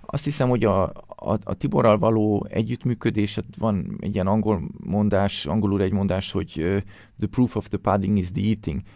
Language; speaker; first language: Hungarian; early bilingual, heritage; Hungarian